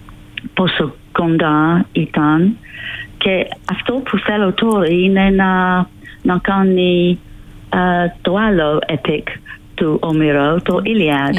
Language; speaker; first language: Greek; non-native, fluent; English